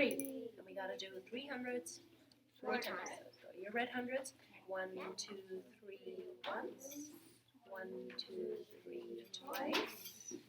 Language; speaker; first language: English; native; English